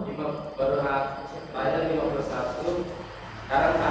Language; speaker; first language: Indonesian; native; Indonesian